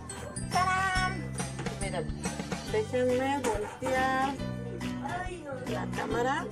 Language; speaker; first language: Spanish; native; Spanish